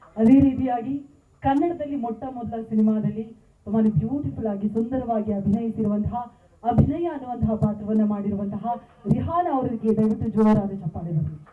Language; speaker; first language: Kannada; native; Kannada